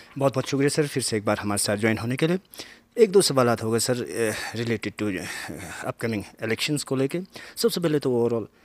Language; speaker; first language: Hindi; non-native, local second language; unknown